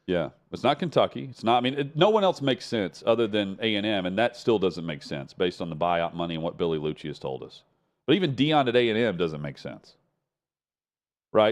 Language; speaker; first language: English; native; English